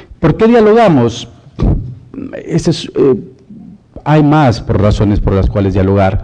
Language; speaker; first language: Spanish; native; Spanish